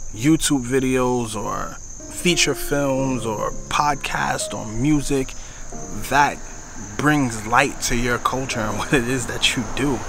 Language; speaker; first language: English; native; English